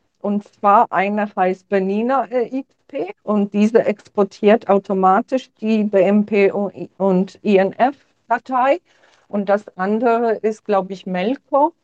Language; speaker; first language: German; non-native, fluent; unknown